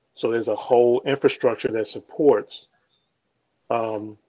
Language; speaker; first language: English; native; English